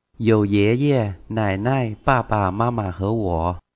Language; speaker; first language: Chinese; non-native, fluent; Vietnamese